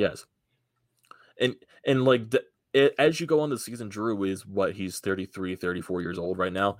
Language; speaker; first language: English; native; English